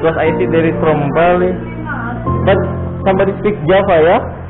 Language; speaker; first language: English; non-native, learner; Indonesian